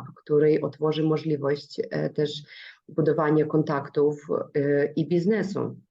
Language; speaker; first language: Polish; non-native, fluent; Russian